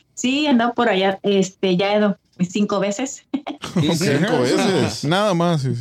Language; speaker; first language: Spanish; early bilingual, heritage; Spanish